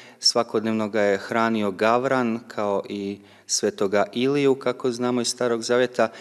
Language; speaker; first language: Croatian; native; Croatian